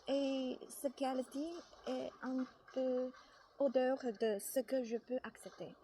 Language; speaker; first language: French; non-native, learner; Chinese